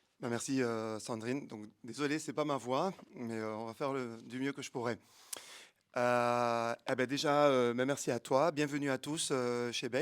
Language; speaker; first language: French; native; French